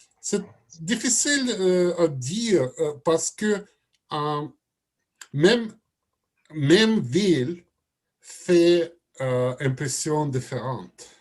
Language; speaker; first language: French; non-native, learner; Russian